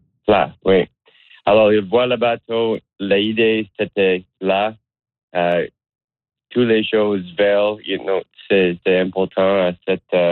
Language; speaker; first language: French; non-native, learner; English